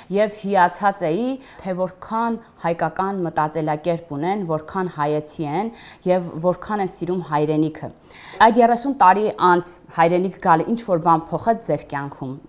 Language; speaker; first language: Armenian; native; Armenian